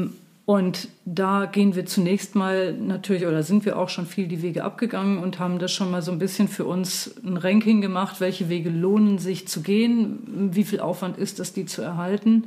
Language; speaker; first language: German; native; German